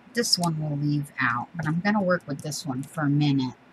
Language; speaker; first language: English; native; English